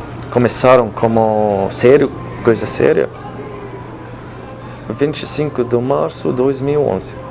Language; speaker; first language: Portuguese; non-native, fluent; Arabic